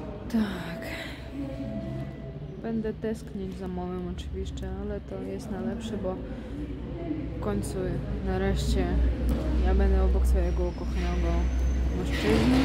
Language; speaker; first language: Polish; non-native, learner; Ukrainian